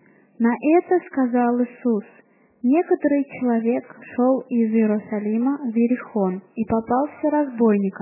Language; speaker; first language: Russian; native; Russian